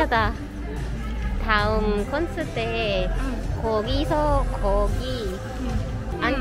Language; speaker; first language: Korean; non-native, learner; Filipino